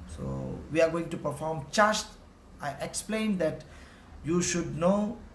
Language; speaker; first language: English; non-native, local second language; Urdu